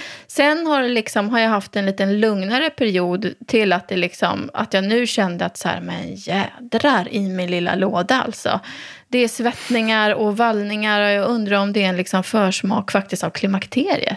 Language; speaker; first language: Swedish; native; Swedish